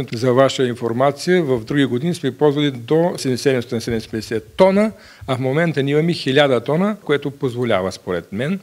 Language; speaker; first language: Bulgarian; native; Bulgarian